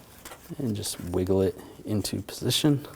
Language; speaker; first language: English; native; English